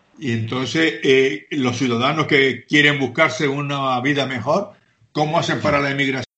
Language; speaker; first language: Spanish; native; Spanish